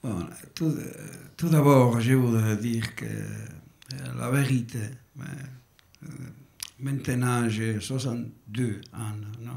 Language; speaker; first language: French; non-native, learner; Basque